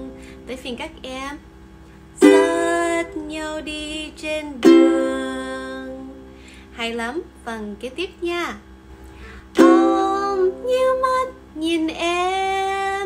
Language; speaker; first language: Vietnamese; early bilingual, heritage; Vietnamese